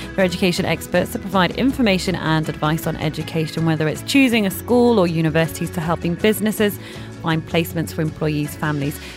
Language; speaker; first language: English; native; English